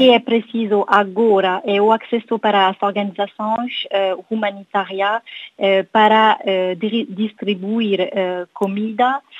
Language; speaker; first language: Portuguese; non-native, learner; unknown